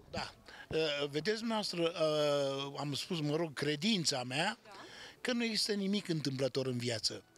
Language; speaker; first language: Romanian; native; Romanian